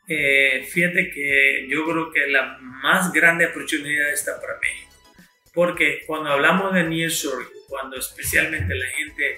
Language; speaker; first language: Spanish; non-native, fluent; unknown